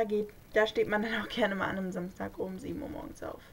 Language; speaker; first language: German; native; German